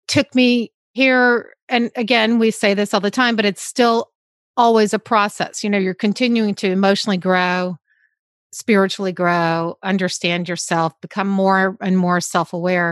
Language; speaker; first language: English; native; English